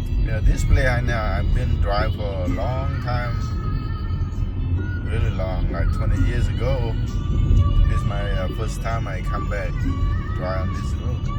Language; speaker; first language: English; non-native, learner; Khmer